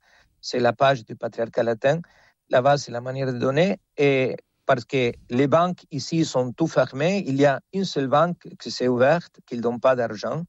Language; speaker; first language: French; non-native, fluent; Spanish